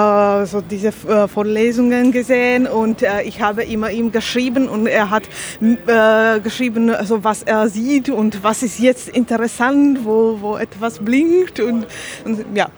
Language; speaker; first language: German; non-native, learner; Slovak